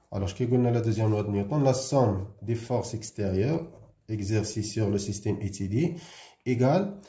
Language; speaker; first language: French; non-native, local second language; Arabic